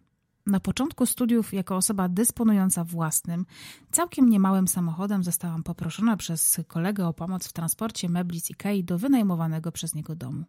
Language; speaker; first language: Polish; native; Polish